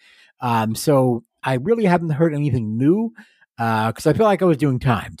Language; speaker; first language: English; native; English